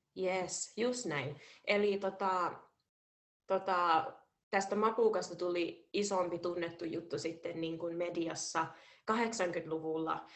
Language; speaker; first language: Finnish; early bilingual, heritage; Finnish